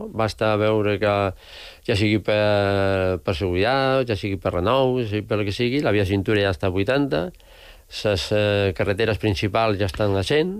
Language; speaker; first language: Catalan; non-native, local second language; Spanish